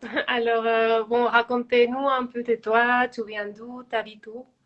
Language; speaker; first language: French; non-native, fluent; Spanish